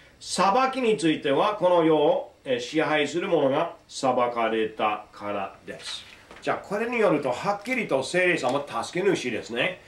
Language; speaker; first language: Japanese; non-native, fluent; English